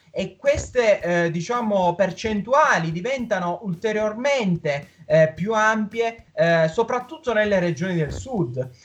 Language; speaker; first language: Italian; native; Italian